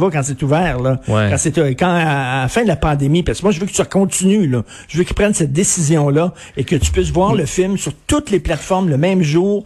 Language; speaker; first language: French; native; French